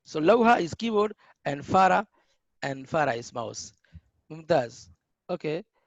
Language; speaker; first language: English; non-native, learner; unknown